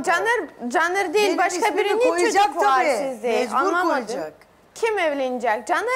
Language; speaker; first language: Turkish; non-native, learner; Russian